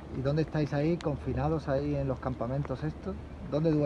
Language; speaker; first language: Spanish; native; Spanish